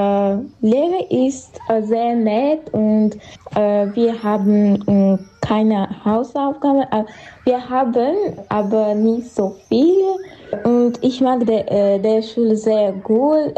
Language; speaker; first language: German; early bilingual, other home language; Armenian